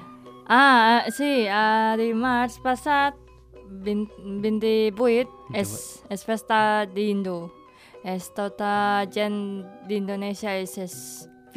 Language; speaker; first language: Catalan; non-native, learner; Indonesian